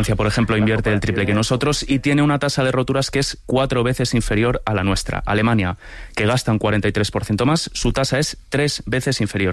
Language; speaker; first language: Spanish; native; Spanish